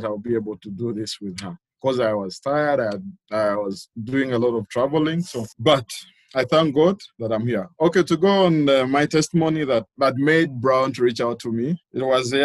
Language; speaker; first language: English; non-native, local second language; Ganda